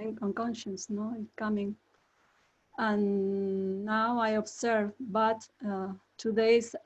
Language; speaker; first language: English; non-native, learner; Spanish